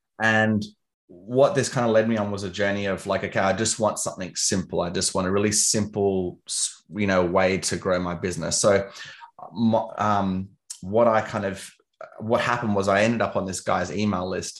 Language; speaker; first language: English; native; English